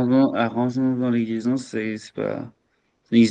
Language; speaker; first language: French; native; French